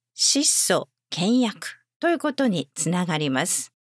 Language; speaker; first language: Japanese; native; Japanese